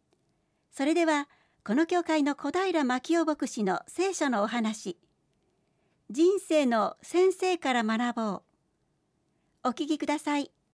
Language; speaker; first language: Japanese; native; Japanese